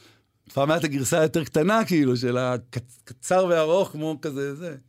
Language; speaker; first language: Hebrew; native; Hebrew